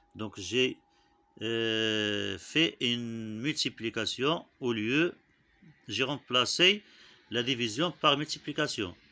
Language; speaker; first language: French; non-native, local second language; Arabic